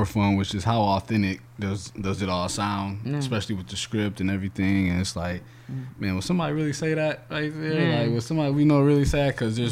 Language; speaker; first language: English; native; English